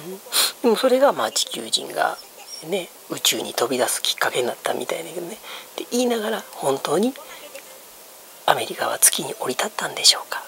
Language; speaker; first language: Japanese; native; Japanese